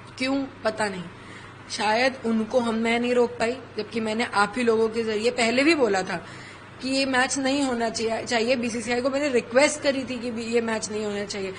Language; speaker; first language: Hindi; native; Hindi